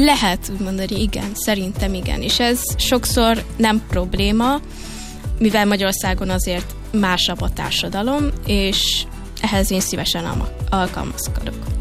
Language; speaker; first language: Hungarian; early bilingual, heritage; Hungarian